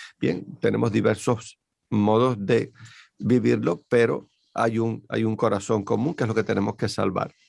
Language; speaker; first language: Spanish; native; Spanish